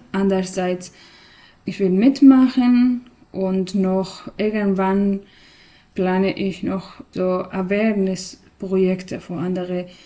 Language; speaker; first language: German; non-native, learner; Persian